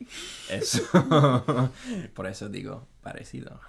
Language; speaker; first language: Spanish; non-native, fluent; English